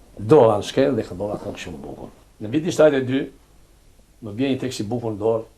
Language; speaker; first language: Albanian; native; Albanian